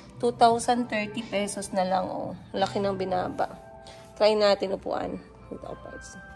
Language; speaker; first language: Filipino; non-native, local second language; Cebuano